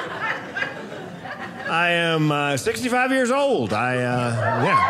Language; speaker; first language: English; native; English